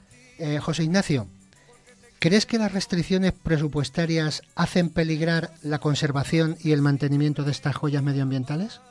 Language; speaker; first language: Spanish; native; Spanish